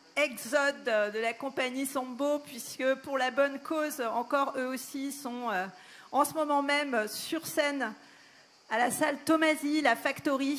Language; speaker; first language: French; native; French